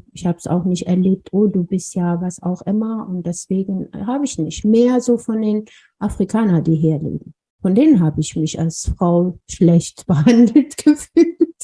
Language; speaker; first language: German; non-native, fluent; Amharic